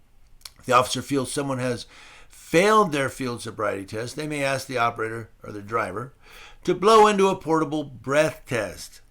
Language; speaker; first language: English; native; English